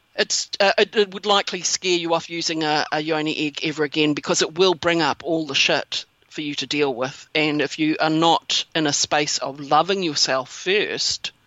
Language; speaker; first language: English; native; English